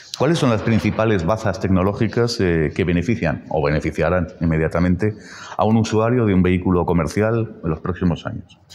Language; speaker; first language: Spanish; native; Spanish